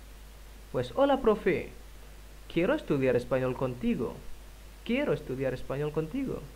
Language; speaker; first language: Spanish; non-native, fluent; Indonesian